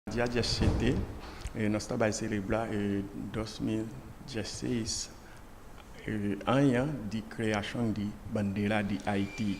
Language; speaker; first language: Portuguese; non-native, learner; Haitian Creole